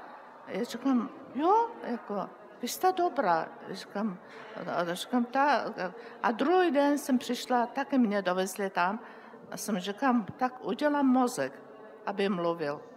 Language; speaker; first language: Czech; non-native, learner; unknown